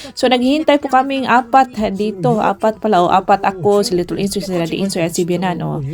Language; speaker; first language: Filipino; non-native, local second language; Cebuano